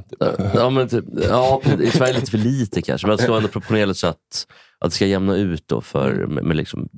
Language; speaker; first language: Swedish; native; Swedish